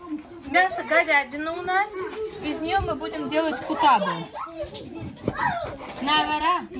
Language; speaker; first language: Russian; native; Russian